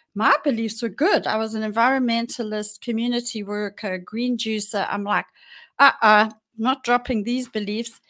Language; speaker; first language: English; native; English